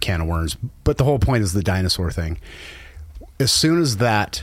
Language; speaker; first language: English; native; English